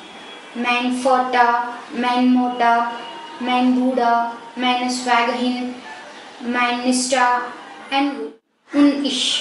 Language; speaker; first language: German; non-native, learner; Telugu